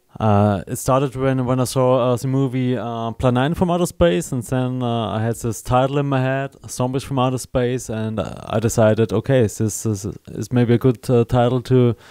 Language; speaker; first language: English; non-native, learner; German